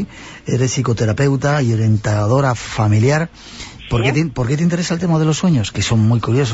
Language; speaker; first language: Spanish; native; Spanish